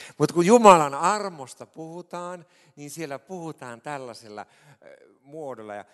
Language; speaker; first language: Finnish; native; Finnish